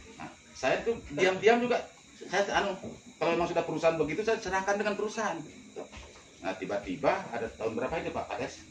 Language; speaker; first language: Indonesian; non-native, local second language; Balinese